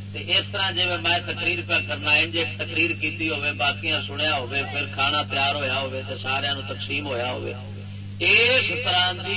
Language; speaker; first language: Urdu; non-native, local second language; Punjabi